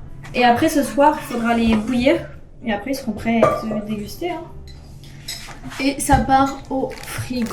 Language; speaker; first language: French; native; French